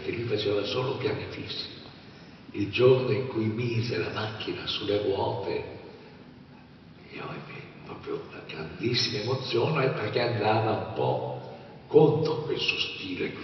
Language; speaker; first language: Italian; native; Italian